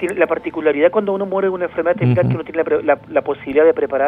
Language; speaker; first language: Spanish; native; Spanish